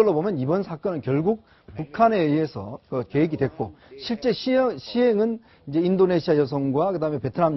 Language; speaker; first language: Korean; native; Korean